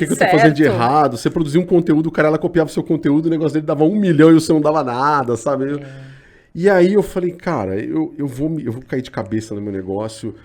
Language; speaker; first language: Portuguese; native; Portuguese